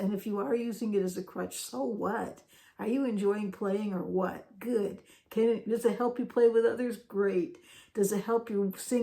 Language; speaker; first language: English; native; English